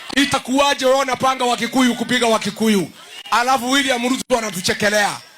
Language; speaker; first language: Swahili; non-native, local second language; Kikuyu